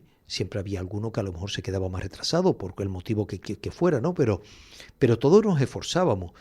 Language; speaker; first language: Spanish; native; Spanish